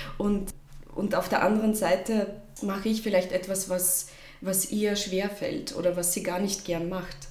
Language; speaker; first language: German; non-native, fluent; Russian